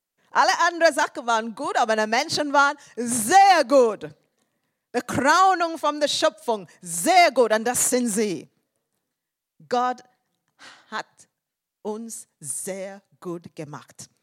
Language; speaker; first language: German; non-native, fluent; English